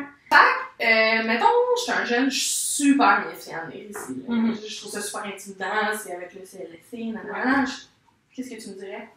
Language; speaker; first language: French; native; French